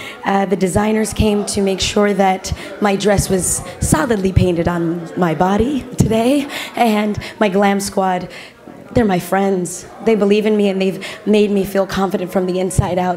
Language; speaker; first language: English; early bilingual, other home language; Spanish